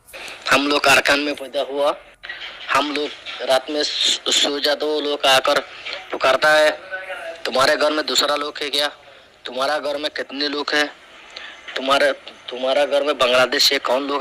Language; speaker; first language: Hindi; non-native, learner; Rohingya